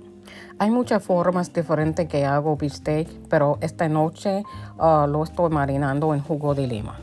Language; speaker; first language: Spanish; early bilingual, heritage; Spanish